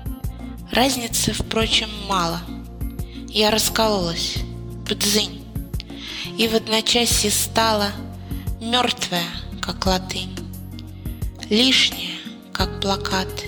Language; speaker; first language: Russian; native; Russian